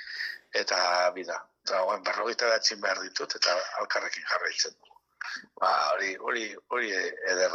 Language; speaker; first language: Basque; native; Basque